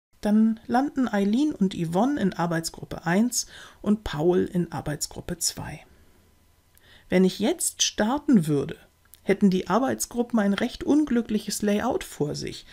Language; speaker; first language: German; native; German